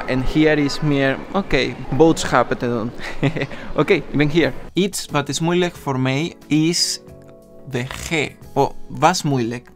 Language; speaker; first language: Dutch; non-native, learner; Spanish